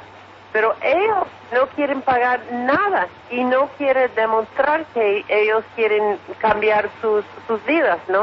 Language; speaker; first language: Spanish; non-native, fluent; English